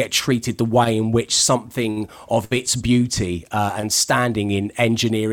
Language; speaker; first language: English; native; English